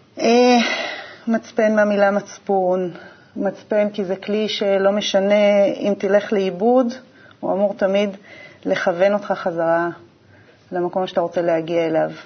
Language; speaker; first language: Hebrew; native; Hebrew